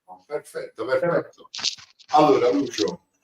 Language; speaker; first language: Italian; native; Italian